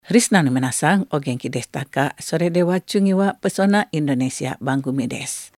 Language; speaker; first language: Japanese; non-native, learner; Indonesian